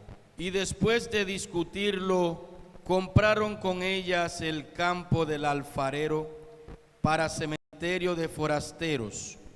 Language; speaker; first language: Spanish; native; Spanish